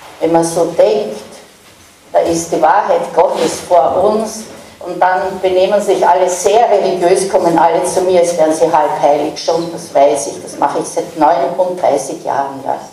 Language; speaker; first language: German; native; German